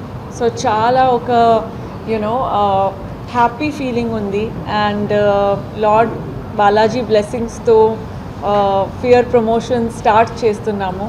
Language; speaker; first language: Telugu; non-native, fluent; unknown